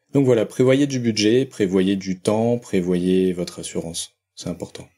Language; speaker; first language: French; native; French